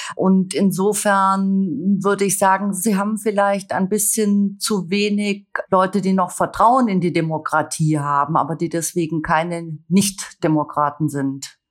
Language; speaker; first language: German; native; German